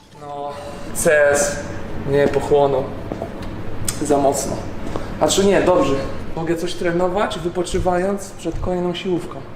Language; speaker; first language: Polish; native; Polish